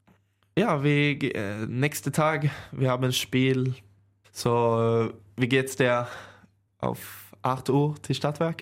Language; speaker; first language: German; non-native, learner; Swedish